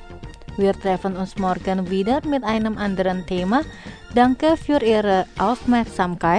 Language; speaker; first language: German; non-native, fluent; Indonesian